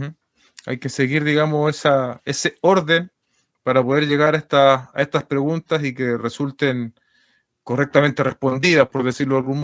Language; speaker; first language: Spanish; native; Spanish